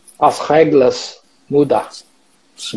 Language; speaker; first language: Portuguese; non-native, learner; English